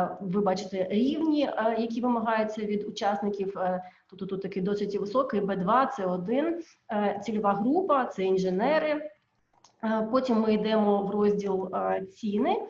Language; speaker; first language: Ukrainian; native; Ukrainian